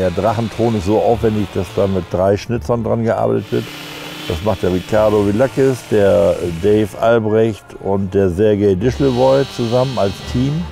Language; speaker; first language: German; native; German